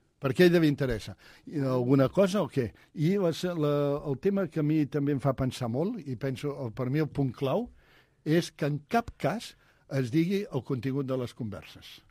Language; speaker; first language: Catalan; native; Catalan